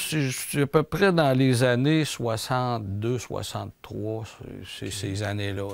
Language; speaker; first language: French; native; French